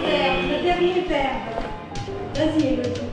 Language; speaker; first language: French; non-native, fluent; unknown